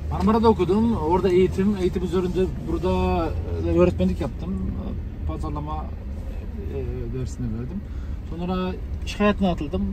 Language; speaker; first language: Turkish; non-native, fluent; Kazakh